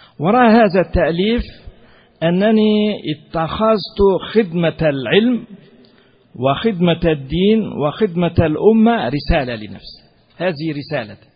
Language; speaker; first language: Arabic; non-native, fluent; Turkish